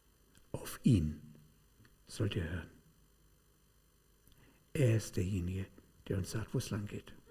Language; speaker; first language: German; native; German